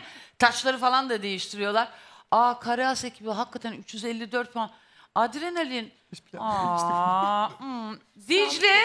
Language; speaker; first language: Turkish; native; Turkish